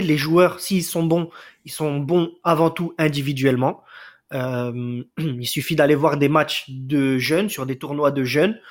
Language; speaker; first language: French; native; French